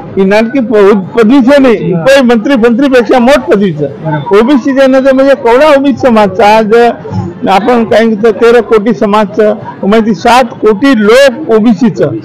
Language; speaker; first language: Marathi; non-native, local second language; Lambadi